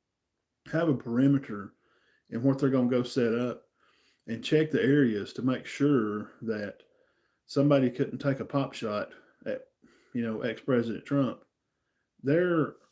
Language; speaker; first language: English; native; English